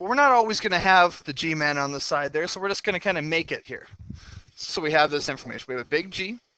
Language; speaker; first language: English; native; English